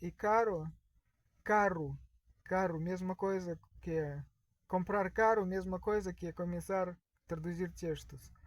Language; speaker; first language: Portuguese; non-native, learner; Russian